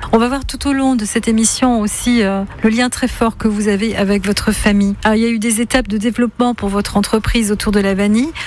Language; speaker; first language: French; native; French